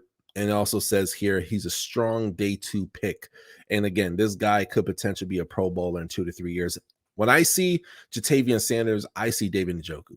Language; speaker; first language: English; native; English